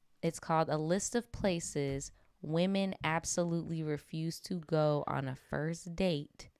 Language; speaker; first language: English; native; English